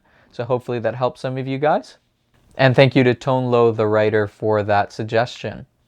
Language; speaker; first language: English; native; English